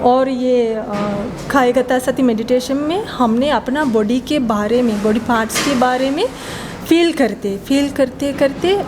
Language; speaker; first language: Hindi; non-native, fluent; Sinhala